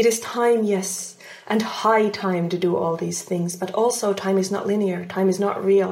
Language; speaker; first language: English; non-native, fluent; Finnish